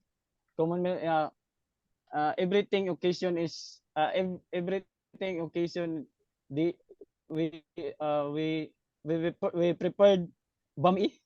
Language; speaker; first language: English; non-native, learner; Cebuano